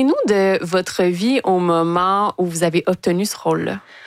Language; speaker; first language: French; native; French